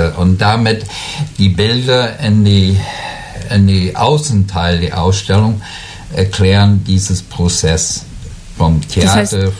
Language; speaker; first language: German; non-native, learner; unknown